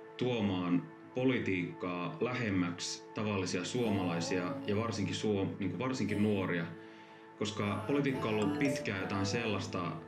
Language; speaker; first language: Finnish; native; Finnish